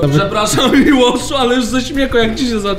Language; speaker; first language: Polish; native; Polish